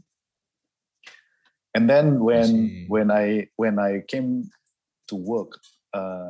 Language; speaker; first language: English; non-native, local second language; Hakka Chinese